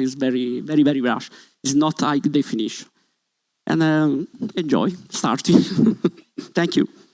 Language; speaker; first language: English; non-native, learner; Italian